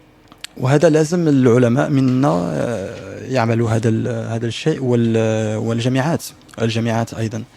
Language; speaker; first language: Arabic; non-native, learner; French